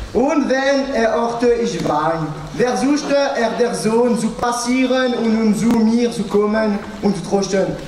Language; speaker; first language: German; non-native, local second language; French